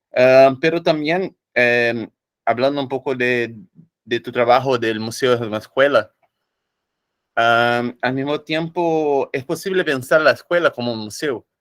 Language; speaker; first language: Spanish; non-native, fluent; Portuguese